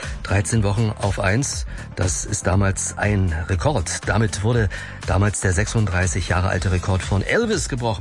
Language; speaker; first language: German; native; German